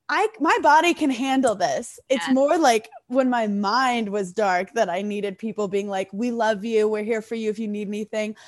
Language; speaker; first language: English; native; English